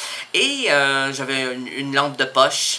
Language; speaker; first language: French; native; French